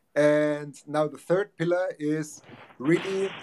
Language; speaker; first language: English; non-native, fluent; German